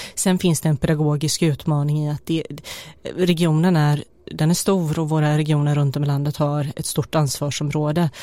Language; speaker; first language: Swedish; early bilingual, other home language; Bosnian